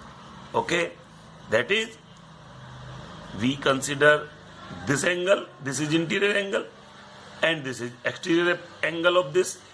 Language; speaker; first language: English; non-native, local second language; Hindi